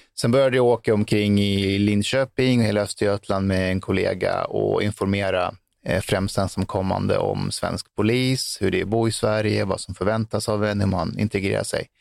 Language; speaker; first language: Swedish; early bilingual, other home language; Persian